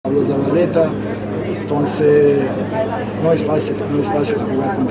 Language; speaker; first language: Spanish; non-native, fluent; Bosnian